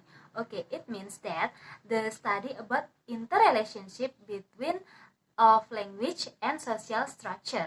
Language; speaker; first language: English; non-native, learner; Indonesian